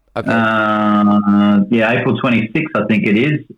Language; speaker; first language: English; native; English